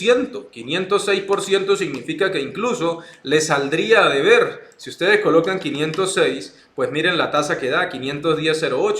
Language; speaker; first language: Spanish; native; Spanish